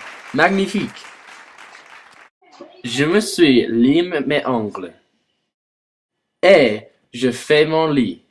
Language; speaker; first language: French; non-native, learner; English